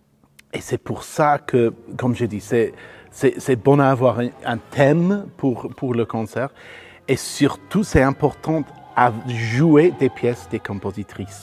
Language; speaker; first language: French; non-native, fluent; English